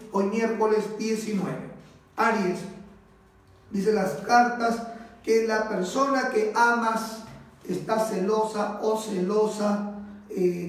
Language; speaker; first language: Spanish; native; Spanish